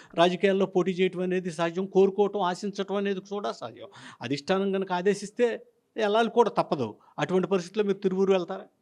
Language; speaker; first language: Telugu; native; Telugu